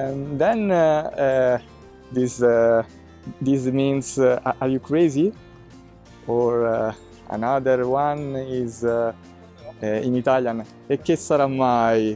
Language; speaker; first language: English; non-native, fluent; Italian